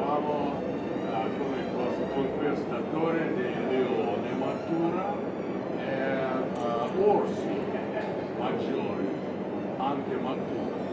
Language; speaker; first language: Italian; non-native, learner; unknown